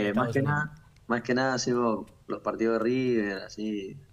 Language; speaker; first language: Spanish; native; Spanish